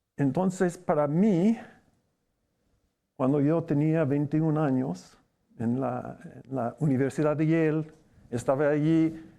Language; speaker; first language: Spanish; non-native, fluent; English